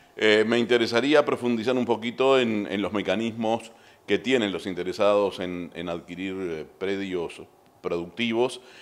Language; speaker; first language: Spanish; native; Spanish